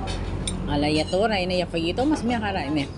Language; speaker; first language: Greek; non-native, fluent; Filipino